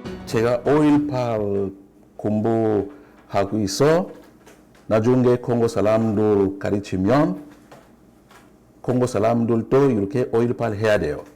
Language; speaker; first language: Korean; non-native, learner; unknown